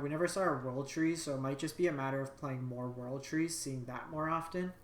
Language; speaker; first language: English; native; English